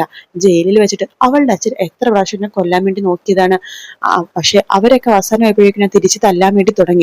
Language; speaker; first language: Malayalam; native; Malayalam